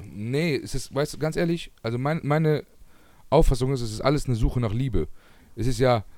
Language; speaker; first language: German; early bilingual, other home language; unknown